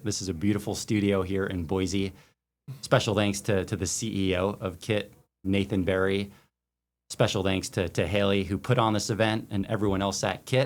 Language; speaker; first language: English; native; English